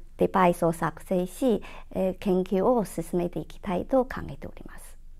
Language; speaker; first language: Japanese; non-native, fluent; Chinese